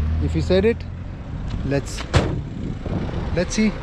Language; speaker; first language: English; non-native, fluent; Hindi